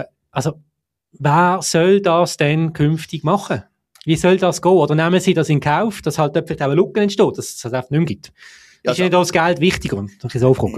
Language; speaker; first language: German; native; German